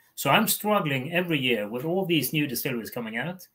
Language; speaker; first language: English; non-native, fluent; Swedish